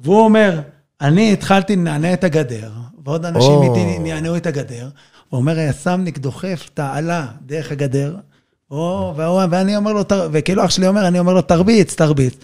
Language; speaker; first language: Hebrew; native; Hebrew